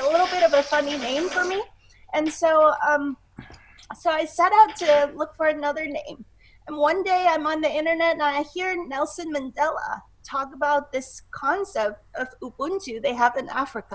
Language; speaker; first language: English; non-native, local second language; Cantonese